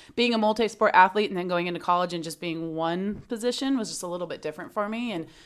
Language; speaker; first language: English; native; English